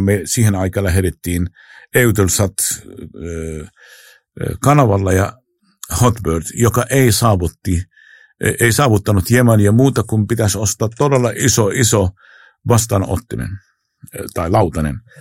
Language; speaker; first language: Finnish; non-native, fluent; Arabic